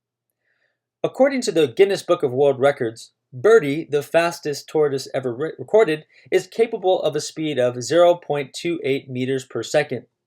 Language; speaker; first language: English; native; English